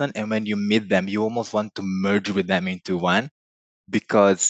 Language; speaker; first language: English; non-native, fluent; Portuguese